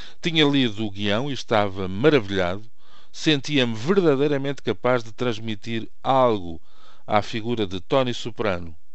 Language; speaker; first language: Portuguese; native; Portuguese